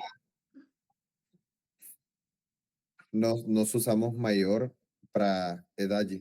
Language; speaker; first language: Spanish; non-native, learner; Portuguese